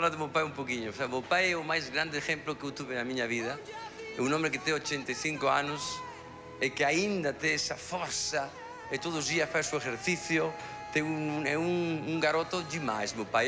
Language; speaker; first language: Portuguese; non-native, fluent; Spanish